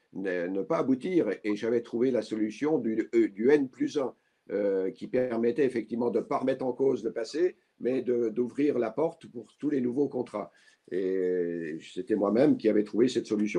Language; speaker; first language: French; native; French